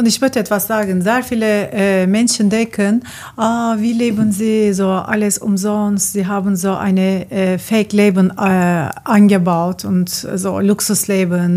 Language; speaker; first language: German; non-native, learner; Turkish